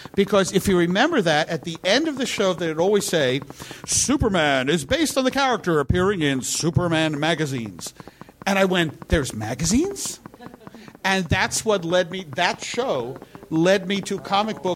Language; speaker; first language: English; native; English